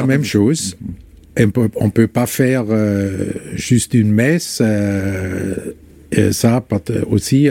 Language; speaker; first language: French; non-native, fluent; German